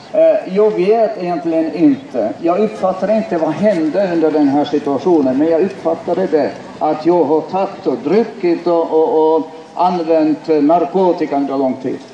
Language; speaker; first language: Swedish; non-native, fluent; Finnish